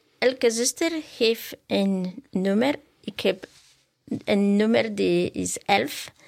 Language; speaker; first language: Dutch; non-native, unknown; Polish